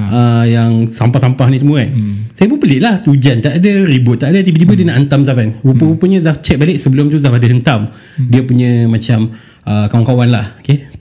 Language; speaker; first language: Malay; native; Malay